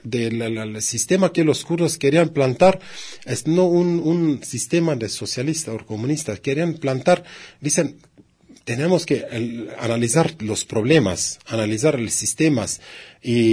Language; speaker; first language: Spanish; non-native, learner; Kurdish